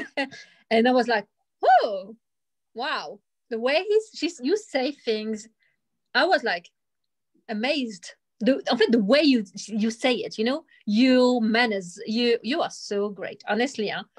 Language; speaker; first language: English; early bilingual, other home language; Arabic